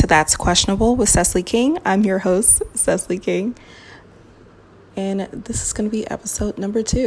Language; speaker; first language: English; native; English